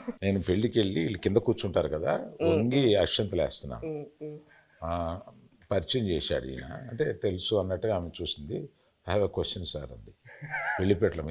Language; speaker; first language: Telugu; native; Telugu